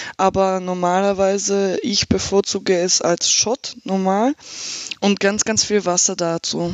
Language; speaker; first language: German; non-native, fluent; Slovak